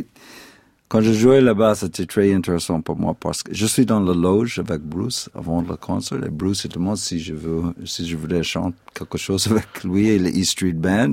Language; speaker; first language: French; non-native, fluent; English